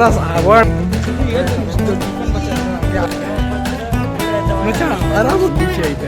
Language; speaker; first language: Kannada; native; Kannada